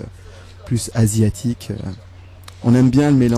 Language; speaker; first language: French; native; French